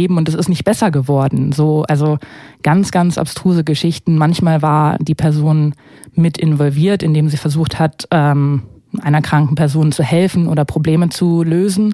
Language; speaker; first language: German; native; German